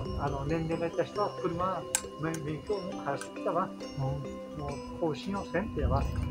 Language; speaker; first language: Japanese; native; Japanese